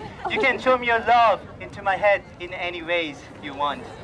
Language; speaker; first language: English; non-native, fluent; Korean